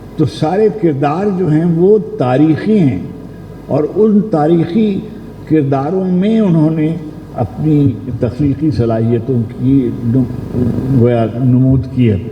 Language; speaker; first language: Urdu; native; Urdu